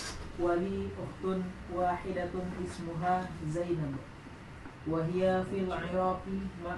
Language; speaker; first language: Arabic; non-native, learner; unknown